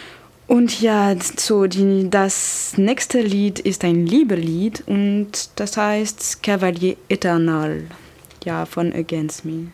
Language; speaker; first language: German; non-native, learner; French